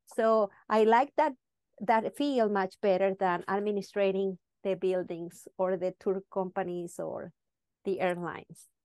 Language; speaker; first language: English; non-native, fluent; Spanish